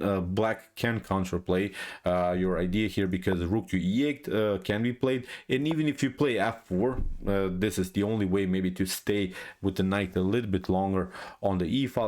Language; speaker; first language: English; non-native, fluent; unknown